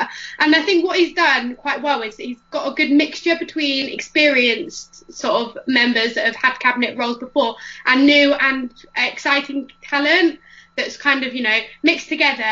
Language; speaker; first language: English; native; English